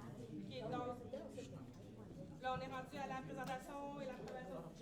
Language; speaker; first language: French; native; French